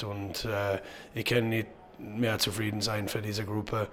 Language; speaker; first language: German; non-native, learner; English